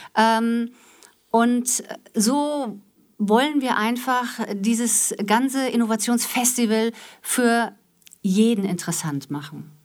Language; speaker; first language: German; native; German